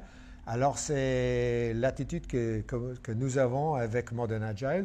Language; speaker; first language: French; non-native, fluent; English